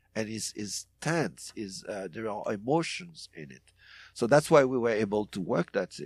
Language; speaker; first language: English; non-native, fluent; French